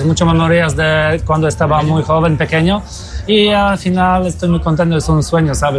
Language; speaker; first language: Spanish; non-native, learner; Polish